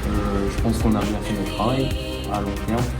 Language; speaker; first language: French; native; French